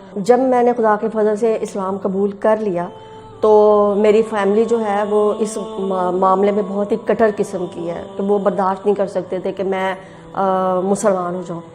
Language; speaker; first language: Urdu; native; Urdu